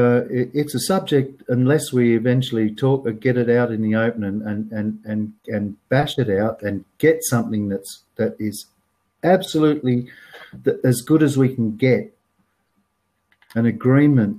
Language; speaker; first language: English; native; English